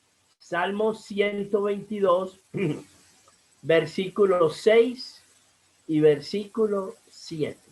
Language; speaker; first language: Spanish; native; Spanish